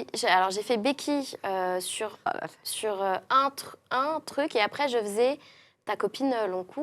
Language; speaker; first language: French; native; French